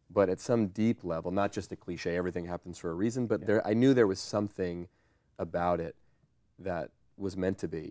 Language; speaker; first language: English; native; English